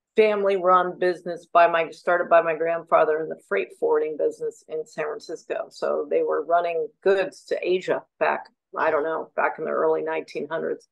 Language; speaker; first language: English; native; English